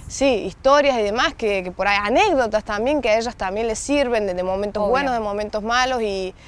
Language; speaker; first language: Spanish; native; Spanish